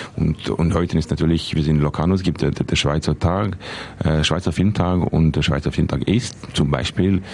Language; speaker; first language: German; non-native, fluent; French